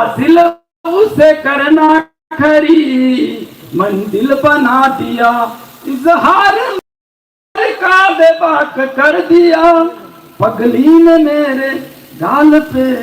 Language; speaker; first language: Hindi; non-native, local second language; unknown